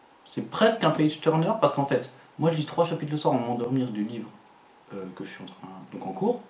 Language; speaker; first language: French; native; French